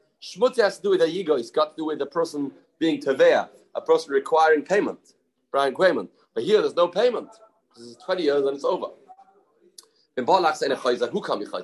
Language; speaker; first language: English; native; English